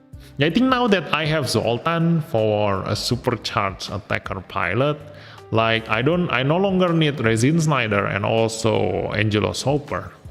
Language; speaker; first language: English; non-native, fluent; Indonesian